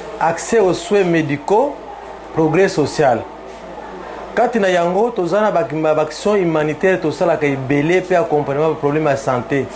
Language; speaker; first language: Lingala; native; Lingala